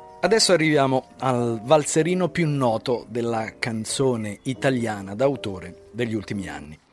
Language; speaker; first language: Italian; native; Italian